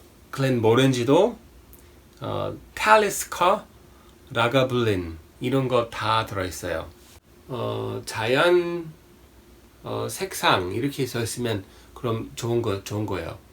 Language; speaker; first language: Korean; non-native, fluent; English